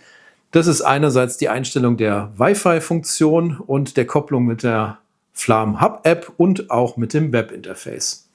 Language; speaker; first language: German; native; German